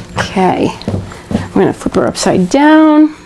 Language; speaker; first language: English; native; English